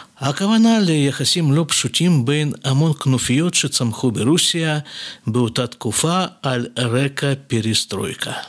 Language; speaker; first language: Hebrew; non-native, fluent; Russian